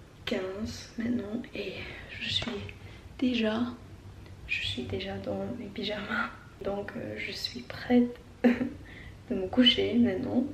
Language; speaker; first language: French; non-native, learner; English